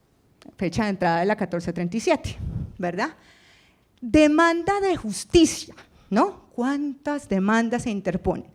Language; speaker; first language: Spanish; native; Spanish